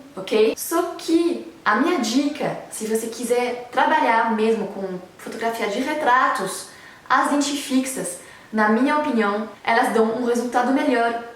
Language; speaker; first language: Portuguese; non-native, fluent; French